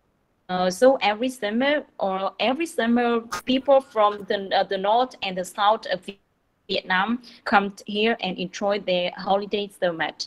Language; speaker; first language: English; non-native, learner; Vietnamese